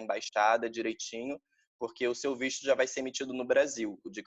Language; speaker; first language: Portuguese; native; Portuguese